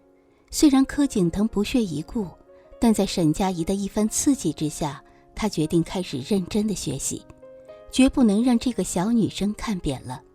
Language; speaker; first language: Chinese; native; Chinese